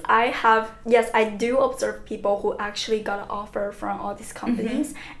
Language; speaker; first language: English; non-native, fluent; Chinese